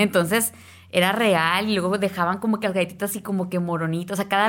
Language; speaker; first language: Spanish; native; Spanish